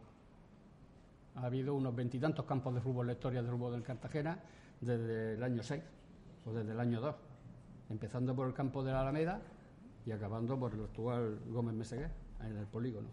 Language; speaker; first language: Spanish; native; Spanish